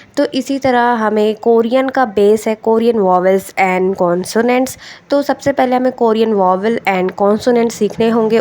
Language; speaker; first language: Hindi; native; Hindi